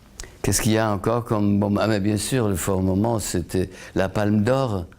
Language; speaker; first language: French; non-native, fluent; Polish